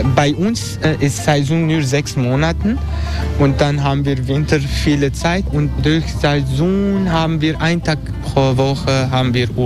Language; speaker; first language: German; non-native, learner; Turkish